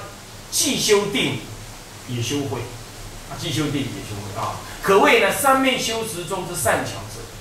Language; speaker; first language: Chinese; native; Chinese